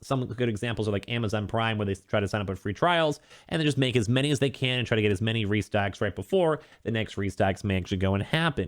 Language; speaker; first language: English; native; English